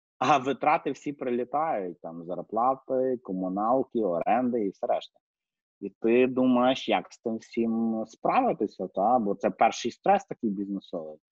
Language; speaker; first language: Ukrainian; native; Ukrainian